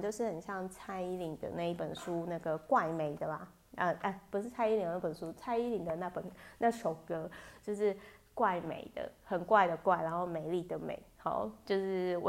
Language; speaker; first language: Chinese; native; Chinese